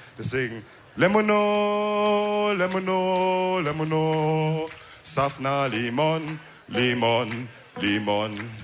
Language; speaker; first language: German; early bilingual, other home language; Wolof